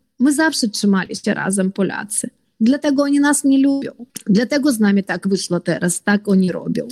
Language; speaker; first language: Polish; early bilingual, heritage; Polish